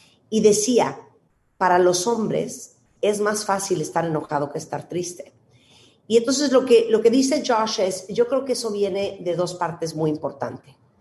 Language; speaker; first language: Spanish; native; Spanish